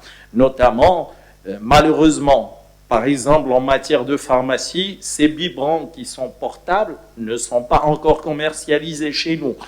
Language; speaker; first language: French; non-native, local second language; Arabic